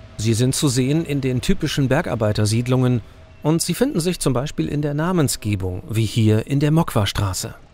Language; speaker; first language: German; native; German